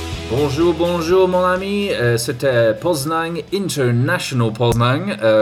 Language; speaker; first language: French; non-native, learner; English